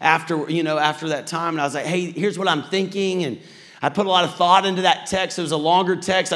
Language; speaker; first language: English; native; English